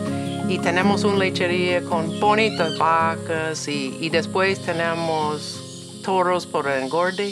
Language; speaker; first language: Spanish; non-native, learner; English